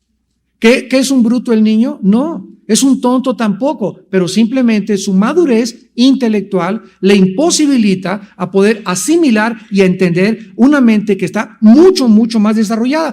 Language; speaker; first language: Spanish; native; Spanish